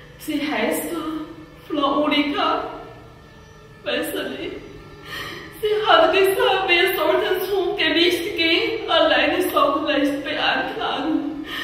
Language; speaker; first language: German; non-native, learner; Chinese